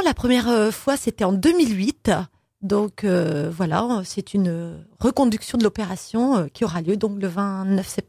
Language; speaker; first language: French; native; French